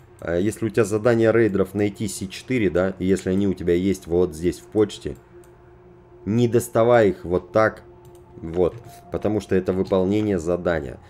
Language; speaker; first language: Russian; native; Russian